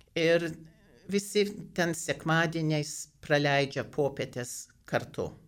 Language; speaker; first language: Lithuanian; early bilingual, heritage; Lithuanian